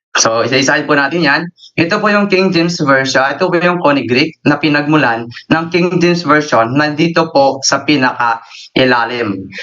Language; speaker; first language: Filipino; native; Filipino